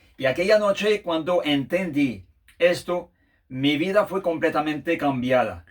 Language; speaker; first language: Spanish; non-native, fluent; French